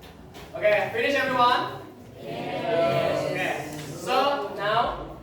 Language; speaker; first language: English; non-native, learner; Indonesian